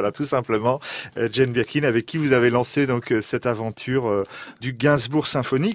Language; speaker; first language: French; native; French